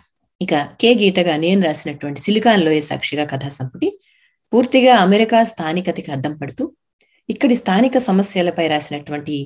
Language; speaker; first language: Telugu; native; Telugu